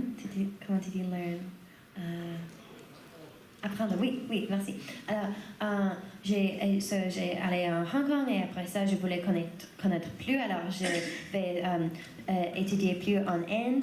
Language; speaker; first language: French; non-native, learner; English